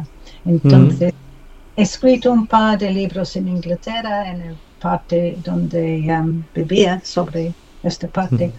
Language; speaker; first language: Spanish; non-native, learner; English